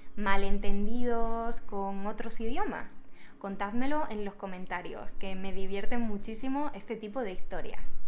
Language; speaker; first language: Spanish; native; Spanish